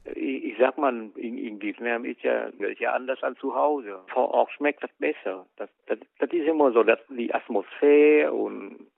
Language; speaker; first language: German; non-native, fluent; Vietnamese